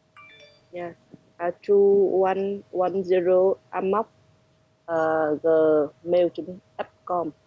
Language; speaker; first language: English; non-native, learner; Vietnamese